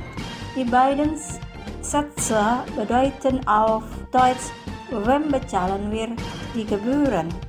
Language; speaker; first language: German; non-native, fluent; Indonesian